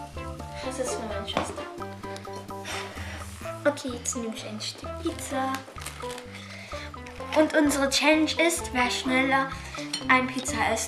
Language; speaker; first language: German; early bilingual, other home language; Arabic